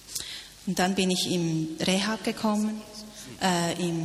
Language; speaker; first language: German; non-native, learner; Cantonese